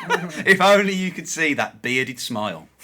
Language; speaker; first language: English; native; English